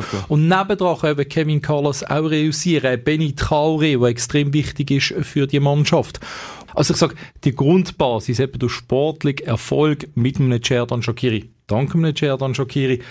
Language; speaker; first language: German; native; German